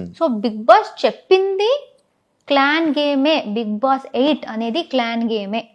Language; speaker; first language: Telugu; non-native, local second language; Tamil